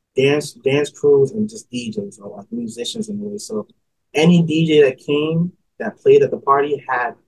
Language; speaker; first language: English; native; English